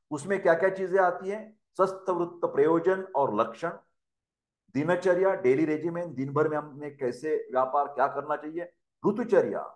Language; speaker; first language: Hindi; non-native, local second language; Marathi